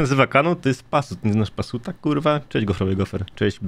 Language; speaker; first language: Polish; native; Polish